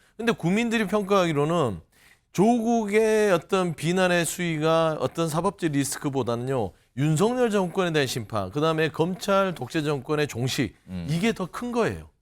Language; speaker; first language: Korean; native; Korean